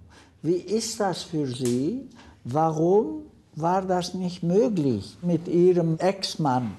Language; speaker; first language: German; non-native, fluent; Turkish